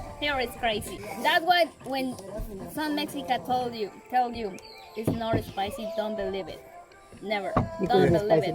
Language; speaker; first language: English; non-native, fluent; Spanish